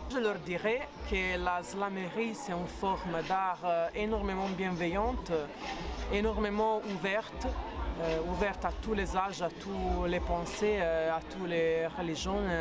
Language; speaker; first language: French; non-native, fluent; Italian